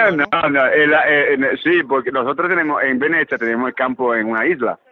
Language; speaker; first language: Spanish; early bilingual, heritage; Italian